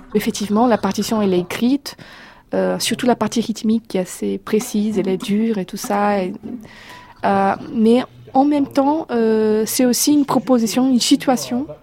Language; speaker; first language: French; non-native, fluent; Portuguese